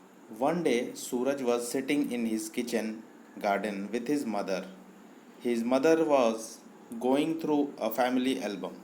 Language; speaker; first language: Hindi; native; Hindi